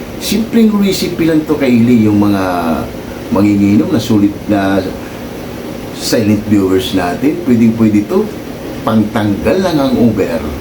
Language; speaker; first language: Filipino; non-native, local second language; Cebuano